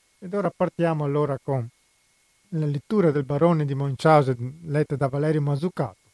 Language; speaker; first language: Italian; native; Italian